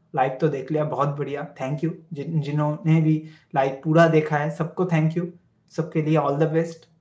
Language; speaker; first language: Hindi; non-native, local second language; Bangla